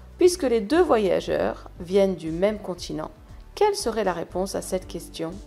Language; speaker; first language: French; non-native, fluent; English